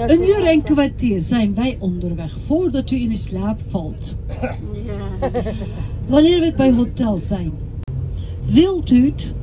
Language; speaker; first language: Dutch; non-native, fluent; Turkish